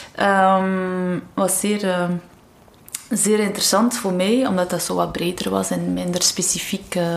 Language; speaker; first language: Dutch; non-native, local second language; French